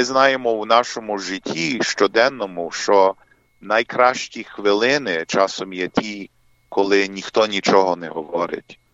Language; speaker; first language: Ukrainian; early bilingual, heritage; English